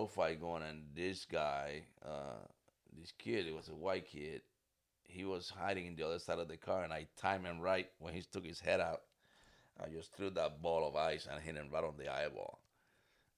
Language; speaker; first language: English; non-native, fluent; Spanish